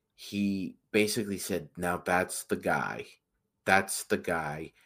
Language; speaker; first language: English; native; English